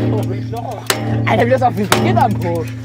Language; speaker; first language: German; native; German